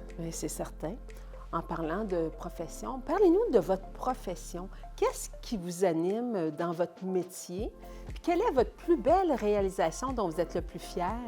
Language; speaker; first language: French; native; French